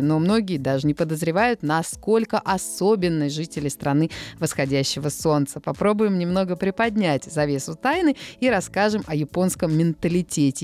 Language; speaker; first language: Russian; native; Russian